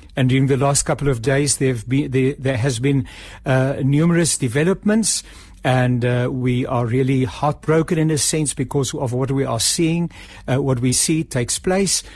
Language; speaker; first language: English; non-native, local second language; Afrikaans